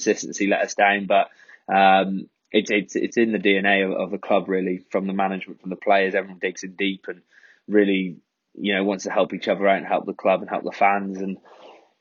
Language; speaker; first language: English; native; English